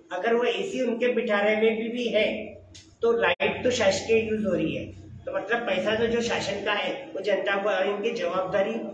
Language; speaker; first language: Hindi; native; Hindi